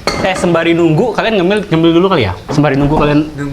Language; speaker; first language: Indonesian; native; Indonesian